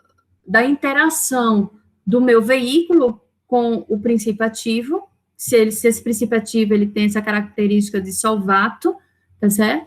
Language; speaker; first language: Portuguese; native; Portuguese